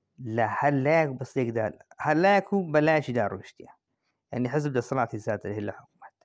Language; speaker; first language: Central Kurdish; native; Central Kurdish